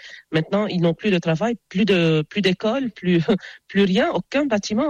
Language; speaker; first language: French; non-native, local second language; Arabic